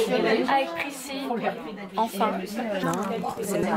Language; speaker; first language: French; non-native, learner; Thai